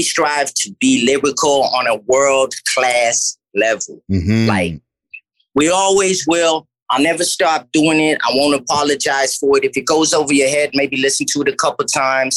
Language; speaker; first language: English; native; English